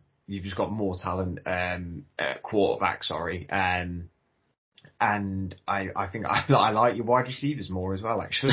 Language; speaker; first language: English; native; English